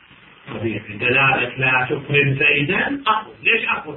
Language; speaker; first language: Arabic; native; Arabic